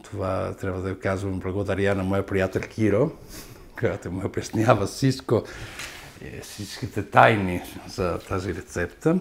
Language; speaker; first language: Bulgarian; non-native, fluent; Italian